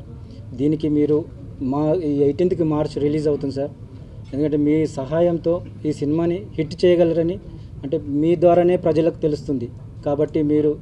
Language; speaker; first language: Telugu; native; Telugu